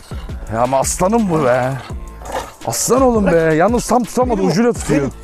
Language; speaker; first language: Turkish; native; Turkish